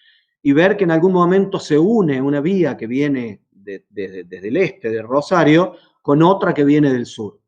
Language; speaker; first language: Spanish; native; Spanish